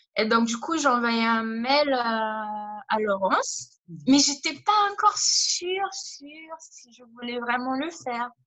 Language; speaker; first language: French; non-native, fluent; Portuguese